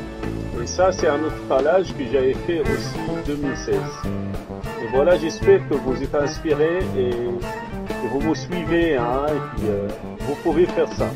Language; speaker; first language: French; non-native, local second language; Arabic